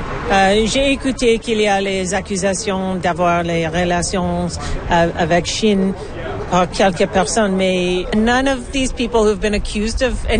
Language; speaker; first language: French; non-native, learner; English